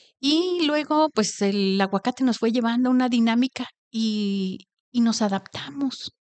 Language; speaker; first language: Spanish; native; Spanish